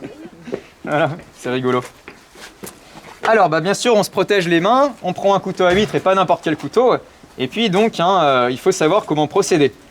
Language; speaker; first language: French; native; French